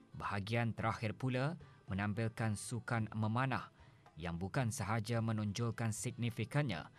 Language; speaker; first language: Malay; native; Malay